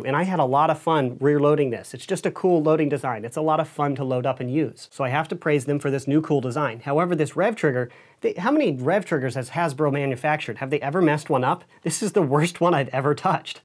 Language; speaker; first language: English; native; English